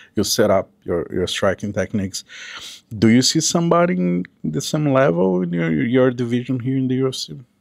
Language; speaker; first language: English; non-native, fluent; Portuguese